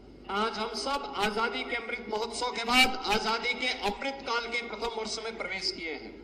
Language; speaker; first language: Hindi; native; Hindi